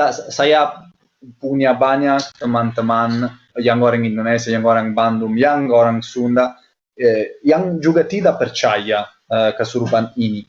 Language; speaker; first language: Indonesian; non-native, learner; Italian